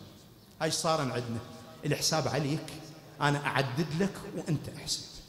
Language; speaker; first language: Arabic; native; Arabic